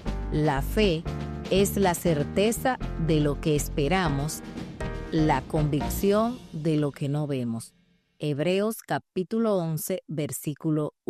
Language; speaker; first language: Spanish; native; Spanish